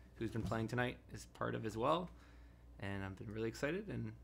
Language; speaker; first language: English; native; English